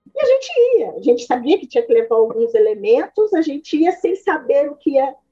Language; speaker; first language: Portuguese; native; Portuguese